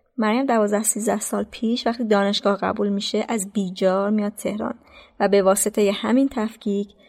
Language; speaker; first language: Persian; native; Persian